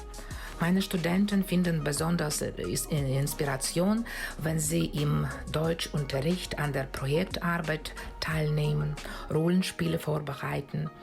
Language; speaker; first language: German; non-native, fluent; Russian